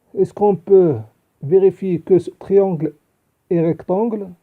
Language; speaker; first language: French; non-native, local second language; Arabic